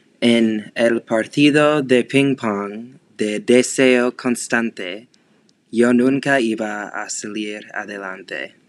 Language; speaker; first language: Spanish; non-native, learner; English